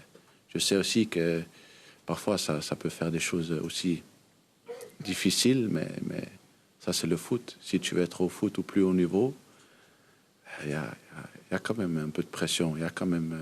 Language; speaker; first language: French; early bilingual, heritage; Danish